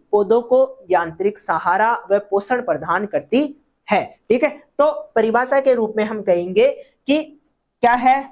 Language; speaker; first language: Hindi; non-native, local second language; Rajasthani